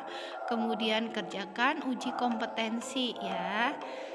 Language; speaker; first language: Indonesian; native; Indonesian